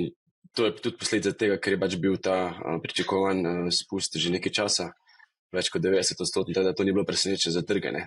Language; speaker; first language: Slovenian; native; Slovenian